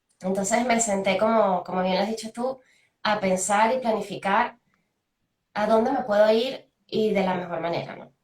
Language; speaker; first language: Spanish; native; Spanish